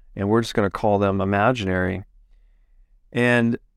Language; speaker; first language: English; native; English